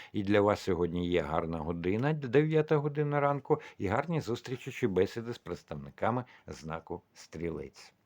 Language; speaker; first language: Ukrainian; non-native, local second language; Russian